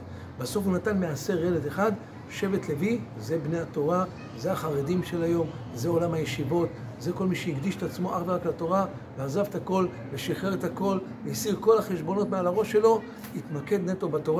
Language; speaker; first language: Hebrew; native; Hebrew